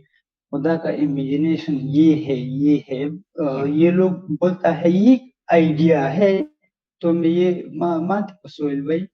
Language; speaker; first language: Hindi; non-native, learner; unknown